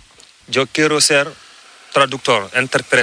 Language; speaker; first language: Spanish; non-native, learner; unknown